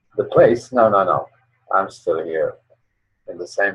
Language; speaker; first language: English; non-native, learner; Polish